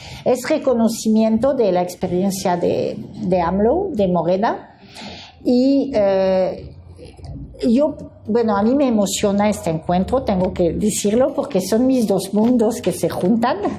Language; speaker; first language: Spanish; non-native, fluent; French